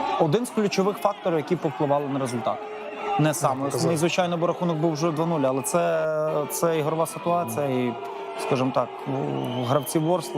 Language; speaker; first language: Ukrainian; native; Ukrainian